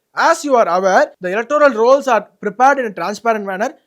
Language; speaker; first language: English; non-native, local second language; Tamil